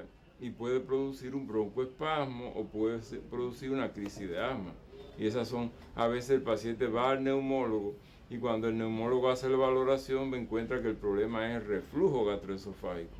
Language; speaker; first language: Spanish; native; Spanish